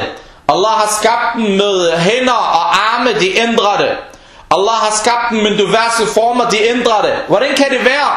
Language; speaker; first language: Danish; early bilingual, other home language; Arabic